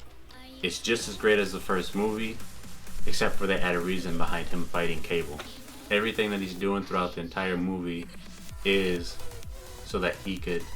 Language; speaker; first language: English; native; English